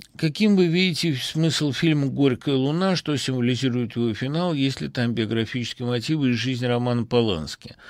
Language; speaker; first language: Russian; native; Russian